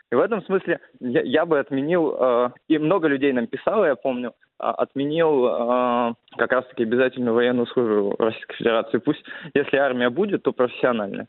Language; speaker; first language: Russian; native; Russian